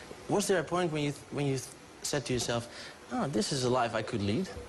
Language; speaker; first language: English; non-native, fluent; Dutch